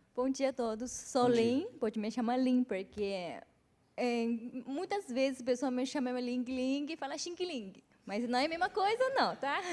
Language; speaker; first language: Portuguese; non-native, fluent; Chinese